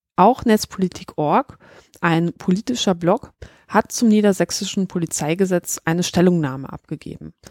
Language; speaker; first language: German; early bilingual, other home language; Polish